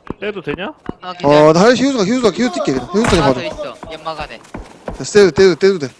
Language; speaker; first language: Korean; native; Korean